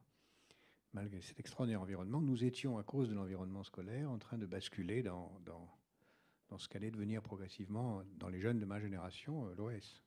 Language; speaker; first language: French; native; French